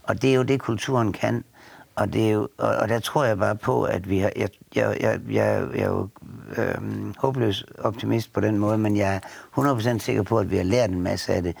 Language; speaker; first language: Danish; native; Danish